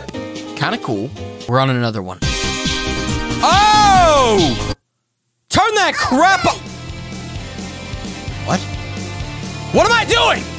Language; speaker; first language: English; native; English